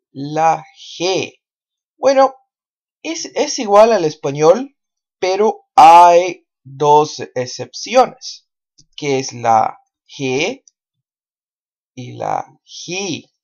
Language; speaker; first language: Spanish; non-native, fluent; Portuguese